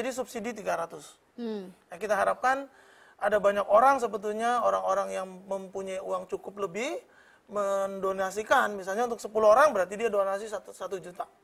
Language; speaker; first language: Indonesian; native; Indonesian